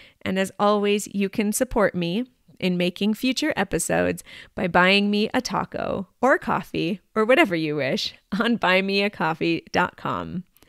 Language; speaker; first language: English; native; English